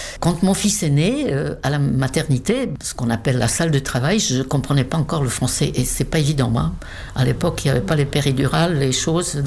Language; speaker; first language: French; non-native, fluent; Czech